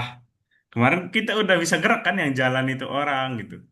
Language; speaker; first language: Indonesian; native; Indonesian